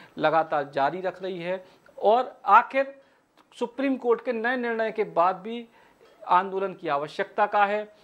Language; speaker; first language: Hindi; native; Hindi